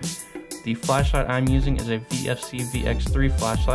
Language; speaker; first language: English; native; English